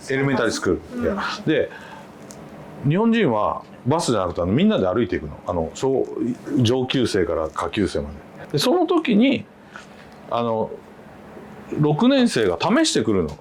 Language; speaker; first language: Japanese; native; Japanese